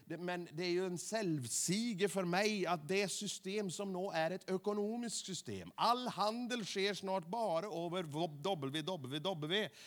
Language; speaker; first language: Swedish; native; Swedish